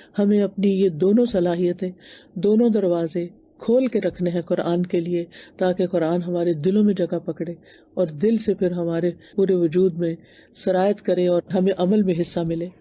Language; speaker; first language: Urdu; native; Urdu